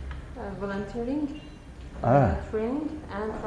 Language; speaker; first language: English; non-native, learner; Arabic